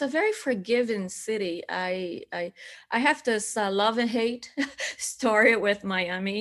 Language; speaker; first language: English; non-native, fluent; Portuguese